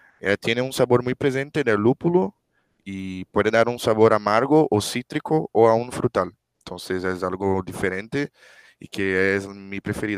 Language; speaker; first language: Spanish; non-native, fluent; Portuguese